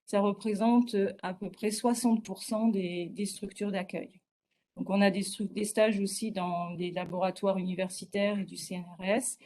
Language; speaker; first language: French; native; French